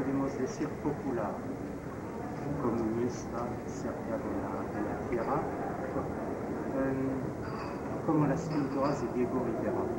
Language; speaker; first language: Spanish; non-native, learner; French